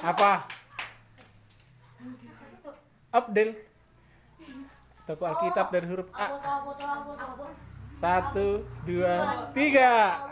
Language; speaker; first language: Indonesian; non-native, local second language; Batak Toba